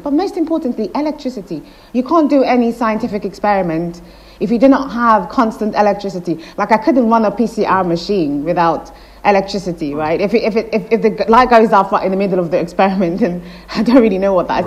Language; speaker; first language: English; non-native, local second language; Igbo